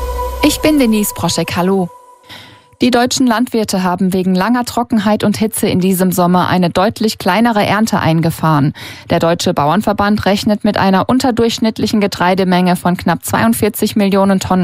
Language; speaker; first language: German; native; German